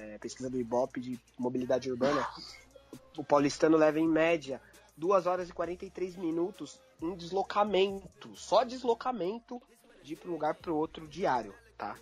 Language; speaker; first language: Portuguese; native; Portuguese